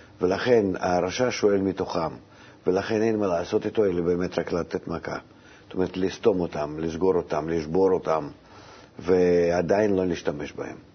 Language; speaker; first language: Hebrew; non-native, fluent; Russian